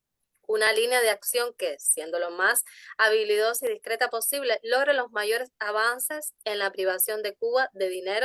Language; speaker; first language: Spanish; native; Spanish